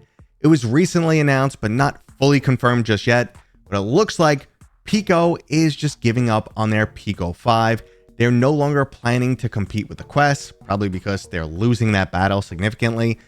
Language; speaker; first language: English; native; English